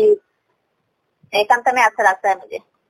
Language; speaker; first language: Hindi; non-native, local second language; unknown